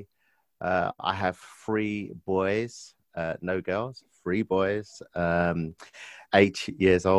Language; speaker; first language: English; native; English